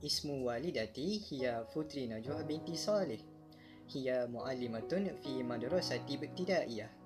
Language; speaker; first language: Arabic; non-native, learner; Malay